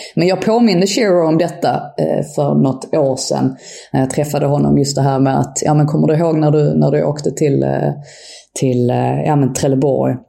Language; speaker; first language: Swedish; native; Swedish